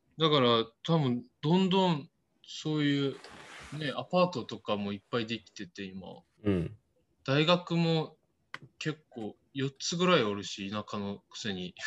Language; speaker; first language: Japanese; non-native, fluent; Korean